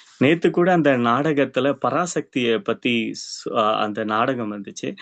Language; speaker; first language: Tamil; early bilingual, heritage; Tamil